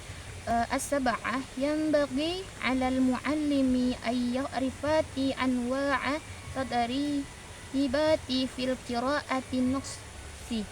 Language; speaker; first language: Arabic; non-native, learner; Indonesian